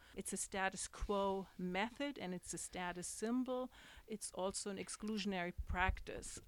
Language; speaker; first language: English; non-native, fluent; German